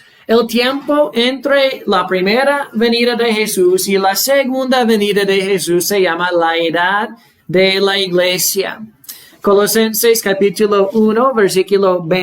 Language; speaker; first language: Spanish; non-native, fluent; English